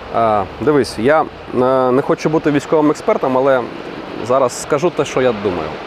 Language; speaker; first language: Ukrainian; non-native, local second language; Russian